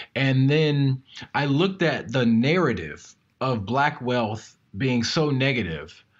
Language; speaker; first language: English; native; English